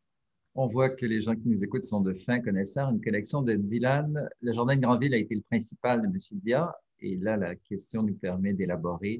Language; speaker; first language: French; native; French